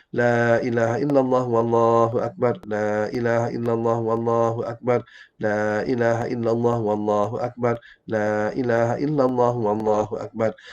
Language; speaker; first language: Malay; native; Malay